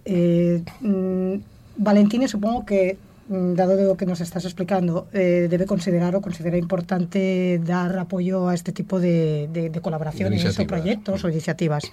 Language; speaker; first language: Spanish; non-native, local second language; Catalan